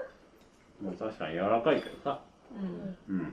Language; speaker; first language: Japanese; native; Japanese